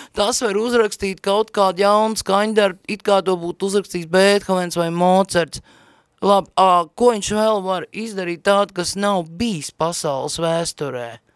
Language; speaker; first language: Latvian; native; Latvian